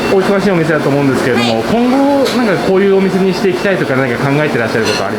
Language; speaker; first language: Japanese; native; Japanese